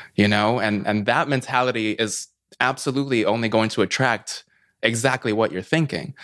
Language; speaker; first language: English; native; English